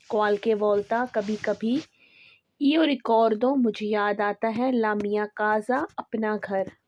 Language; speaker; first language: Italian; non-native, fluent; Urdu